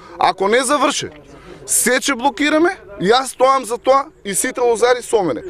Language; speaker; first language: Macedonian; native; Macedonian